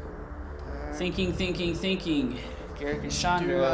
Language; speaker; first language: English; native; English